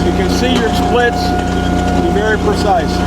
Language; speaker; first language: English; native; English